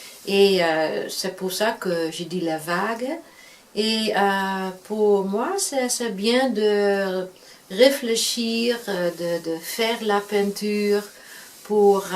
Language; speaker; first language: French; non-native, fluent; Dutch